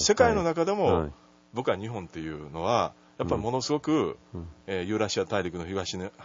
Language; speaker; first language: Japanese; native; Japanese